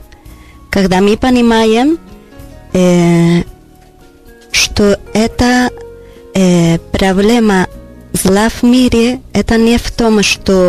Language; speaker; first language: Russian; non-native, learner; Spanish